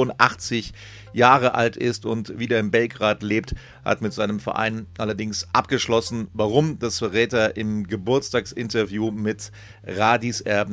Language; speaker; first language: German; native; German